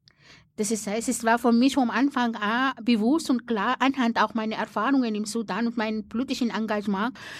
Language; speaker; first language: German; non-native, fluent; Arabic